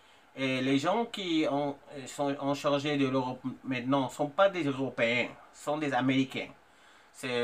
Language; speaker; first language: French; non-native, fluent; English